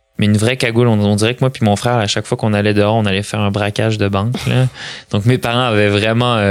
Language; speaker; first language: French; early bilingual, other home language; Arabic